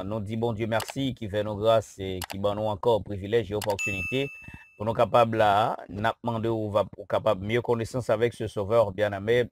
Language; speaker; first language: French; non-native, local second language; Haitian Creole